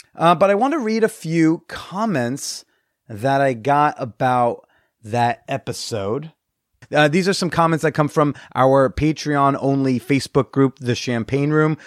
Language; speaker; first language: English; native; English